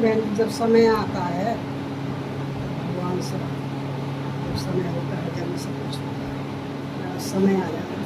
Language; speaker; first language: Hindi; native; Hindi